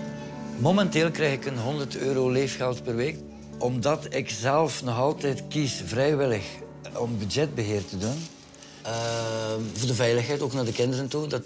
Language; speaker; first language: Dutch; native; Dutch